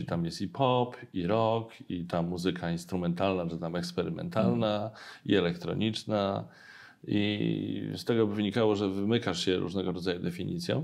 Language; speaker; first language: Polish; native; Polish